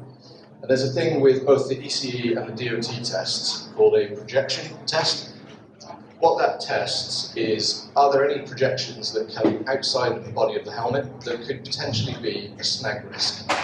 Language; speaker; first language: English; native; English